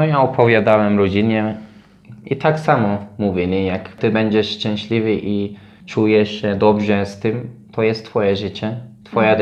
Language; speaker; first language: Polish; non-native, learner; Turkish